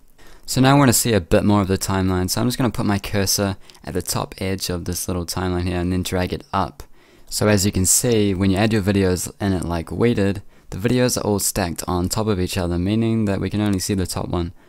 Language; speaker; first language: English; native; English